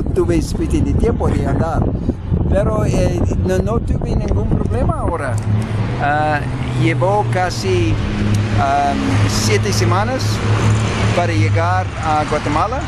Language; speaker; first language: Spanish; non-native, fluent; English